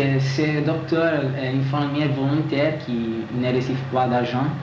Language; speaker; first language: French; non-native, learner; Italian